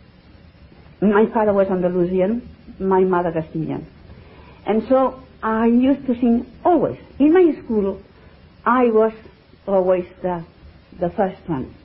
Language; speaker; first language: English; non-native, fluent; Spanish